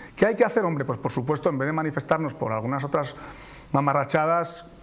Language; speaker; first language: Spanish; native; Spanish